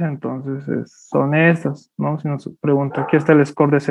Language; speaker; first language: Spanish; native; Spanish